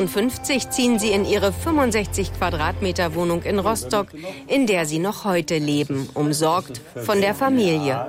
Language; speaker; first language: German; native; German